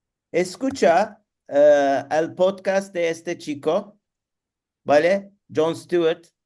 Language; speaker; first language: Spanish; non-native, learner; Turkish